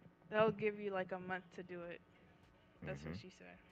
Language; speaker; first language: English; early bilingual, other home language; Spanish